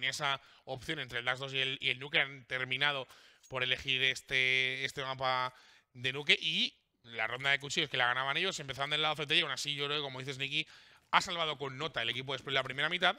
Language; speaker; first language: Spanish; native; Spanish